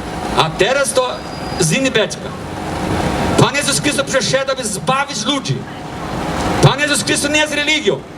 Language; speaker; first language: Polish; non-native, fluent; Portuguese